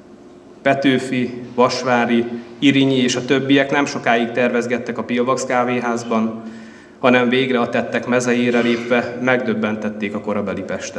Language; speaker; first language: Hungarian; native; Hungarian